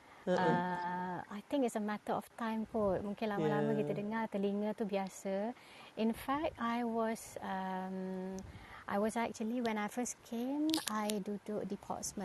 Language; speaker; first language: English; non-native, local second language; Malay